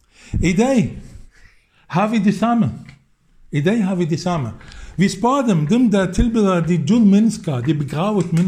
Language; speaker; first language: Danish; non-native, fluent; Arabic